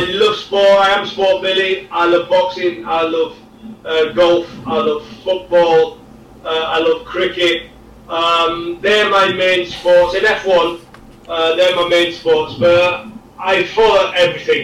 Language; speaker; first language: English; native; English